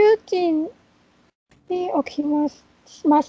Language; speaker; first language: Japanese; non-native, learner; Chinese